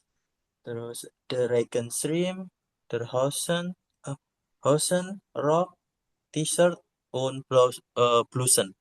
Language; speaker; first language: German; non-native, learner; Indonesian